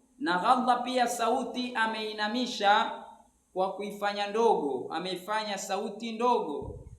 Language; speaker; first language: Swahili; native; Swahili